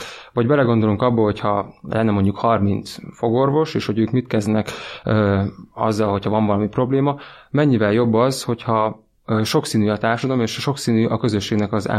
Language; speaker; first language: Hungarian; native; Hungarian